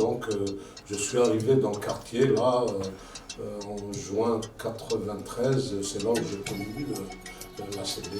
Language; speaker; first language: French; non-native, local second language; Kabyle